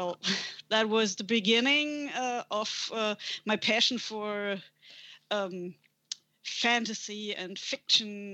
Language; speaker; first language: English; non-native, fluent; German